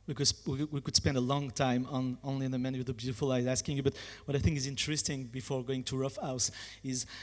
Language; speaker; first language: English; non-native, fluent; French